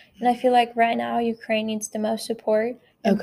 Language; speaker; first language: English; non-native, fluent; Ukrainian